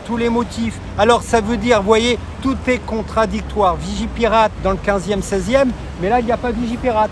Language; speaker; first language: French; native; French